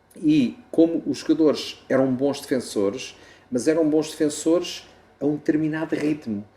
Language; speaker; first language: Portuguese; native; Portuguese